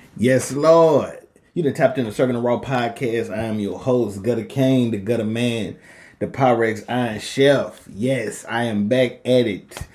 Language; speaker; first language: English; native; English